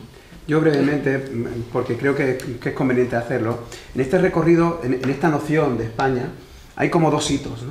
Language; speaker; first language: Spanish; native; Spanish